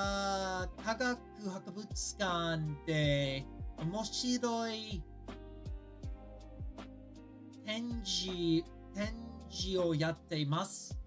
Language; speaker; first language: Japanese; non-native, learner; English